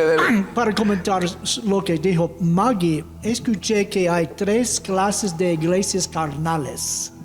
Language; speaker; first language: Spanish; non-native, fluent; English